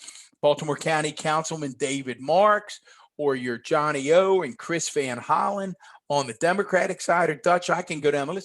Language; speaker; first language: English; native; English